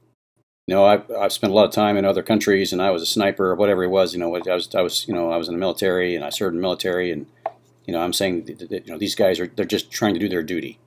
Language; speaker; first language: English; native; English